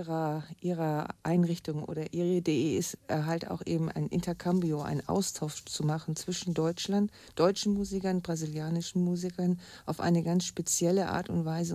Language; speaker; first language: German; native; German